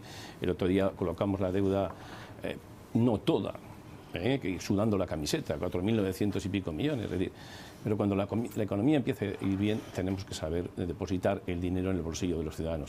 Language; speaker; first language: Spanish; native; Spanish